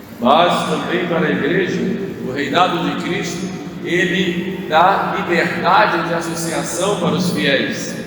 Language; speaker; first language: Portuguese; native; Portuguese